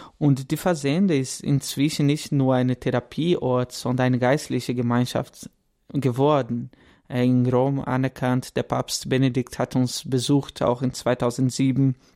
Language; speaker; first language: German; non-native, fluent; Portuguese